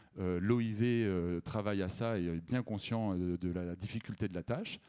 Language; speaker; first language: French; native; French